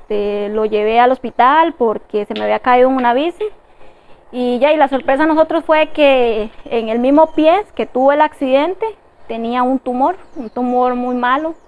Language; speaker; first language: Spanish; native; Spanish